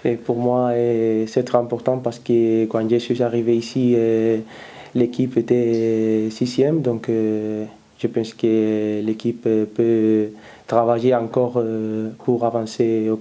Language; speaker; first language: French; non-native, learner; Spanish